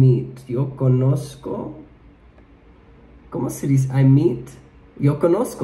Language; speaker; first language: Spanish; non-native, learner; English